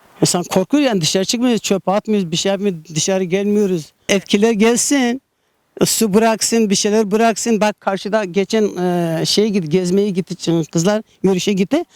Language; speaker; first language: Turkish; non-native, local second language; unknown